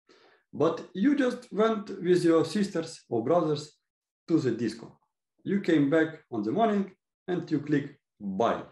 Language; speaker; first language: English; non-native, fluent; Ukrainian